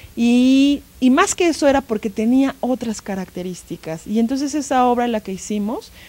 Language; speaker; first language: Spanish; native; Spanish